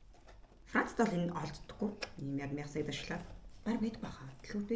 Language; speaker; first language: Mongolian; native; Mongolian